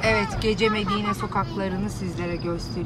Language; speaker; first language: Turkish; native; Turkish